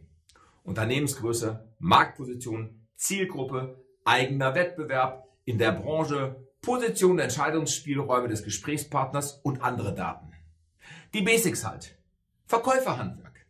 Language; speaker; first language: German; native; German